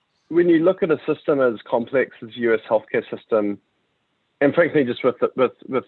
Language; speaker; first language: English; native; English